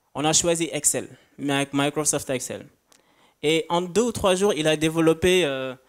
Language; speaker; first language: French; non-native, local second language; Wolof